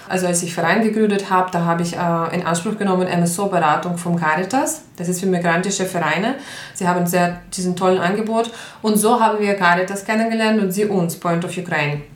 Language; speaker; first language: German; non-native, fluent; Ukrainian